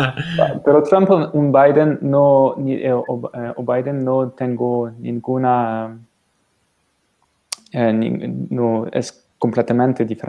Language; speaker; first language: Spanish; non-native, learner; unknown